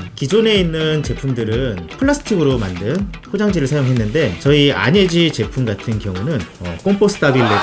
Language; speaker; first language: Korean; non-native, fluent; Italian